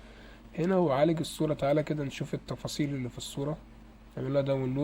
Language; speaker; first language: Arabic; native; Arabic